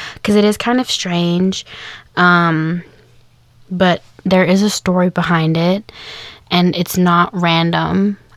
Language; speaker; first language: English; native; English